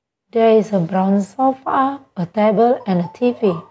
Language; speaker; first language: English; non-native, fluent; Indonesian